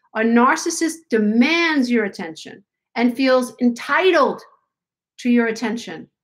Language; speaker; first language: English; native; English